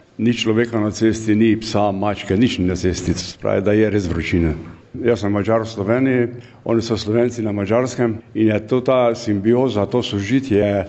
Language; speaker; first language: Slovenian; non-native, local second language; Hungarian